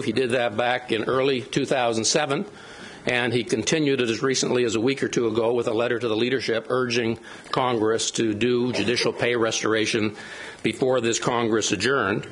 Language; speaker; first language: English; native; English